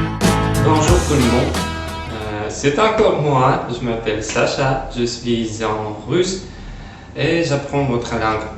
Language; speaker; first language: French; non-native, fluent; Russian